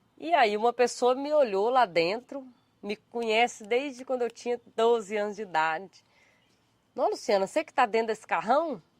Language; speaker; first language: Portuguese; native; Portuguese